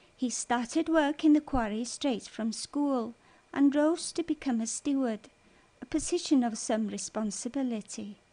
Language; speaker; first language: English; non-native, local second language; Welsh